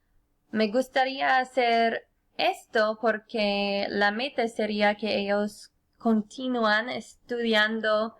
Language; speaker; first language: Spanish; non-native, fluent; English